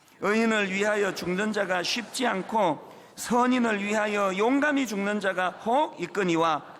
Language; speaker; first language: Korean; native; Korean